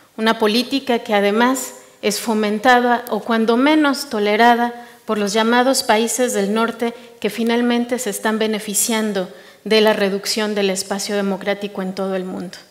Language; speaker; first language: Spanish; native; Spanish